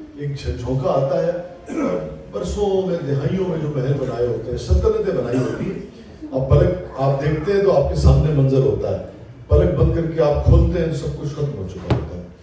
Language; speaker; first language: Urdu; non-native, local second language; Punjabi